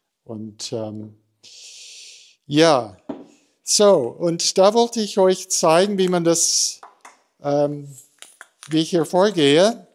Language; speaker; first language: German; non-native, fluent; English